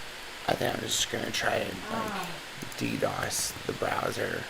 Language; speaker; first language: English; native; English